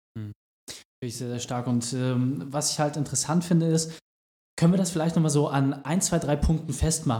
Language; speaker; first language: German; native; German